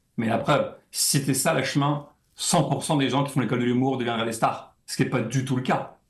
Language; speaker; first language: French; native; French